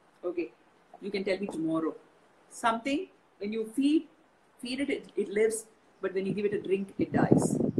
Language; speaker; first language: English; non-native, local second language; Tamil